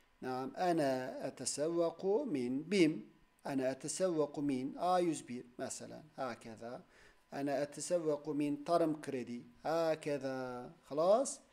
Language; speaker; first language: Arabic; non-native, fluent; Turkish